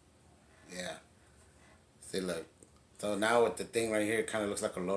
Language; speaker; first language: English; native; English